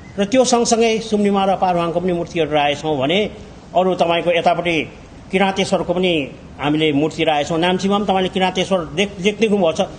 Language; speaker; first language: Nepali; native; Nepali